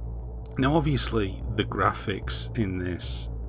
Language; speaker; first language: English; native; English